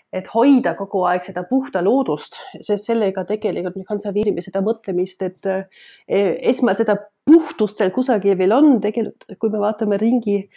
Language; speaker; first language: Estonian; non-native, fluent; German